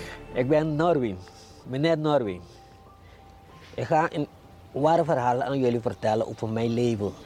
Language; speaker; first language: Dutch; non-native, local second language; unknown